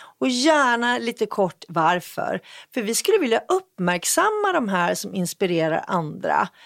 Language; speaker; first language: Swedish; native; Swedish